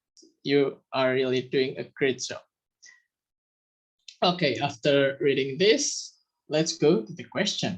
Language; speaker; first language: English; non-native, fluent; Indonesian